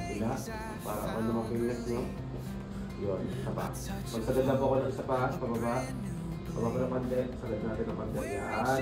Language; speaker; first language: Filipino; native; Filipino